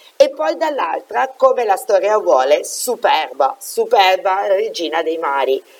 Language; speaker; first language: Italian; native; Italian